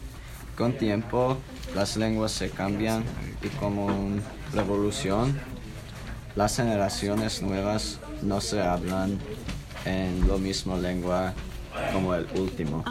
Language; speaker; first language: Spanish; non-native, learner; English